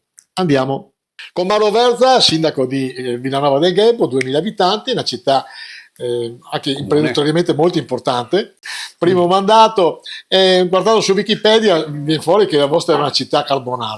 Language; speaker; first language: Italian; native; Italian